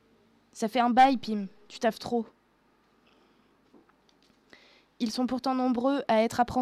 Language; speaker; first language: French; native; French